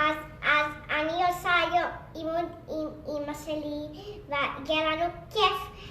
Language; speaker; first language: Hebrew; early bilingual, heritage; Hebrew